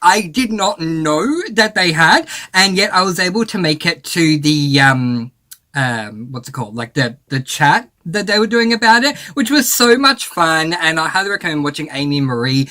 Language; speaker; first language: English; native; English